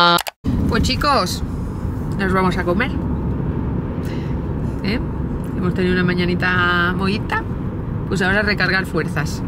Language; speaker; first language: Spanish; native; Spanish